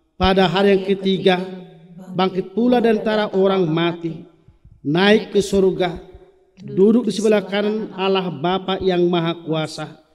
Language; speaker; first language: Indonesian; non-native, local second language; Batak Toba